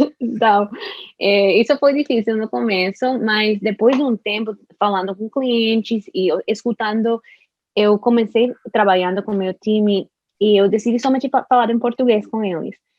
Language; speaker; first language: Portuguese; non-native, fluent; English